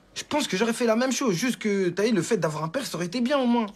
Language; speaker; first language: French; native; French